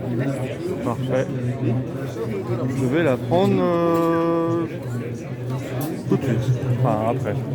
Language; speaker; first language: French; native; French